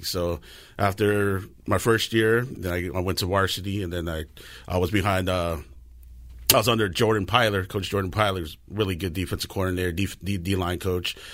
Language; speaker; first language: English; native; English